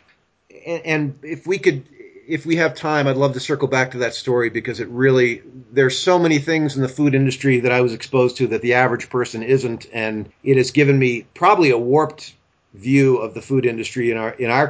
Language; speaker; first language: English; native; English